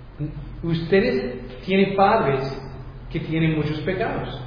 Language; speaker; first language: Spanish; non-native, fluent; English